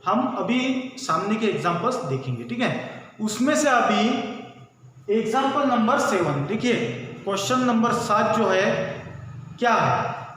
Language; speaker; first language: Hindi; non-native, local second language; Marathi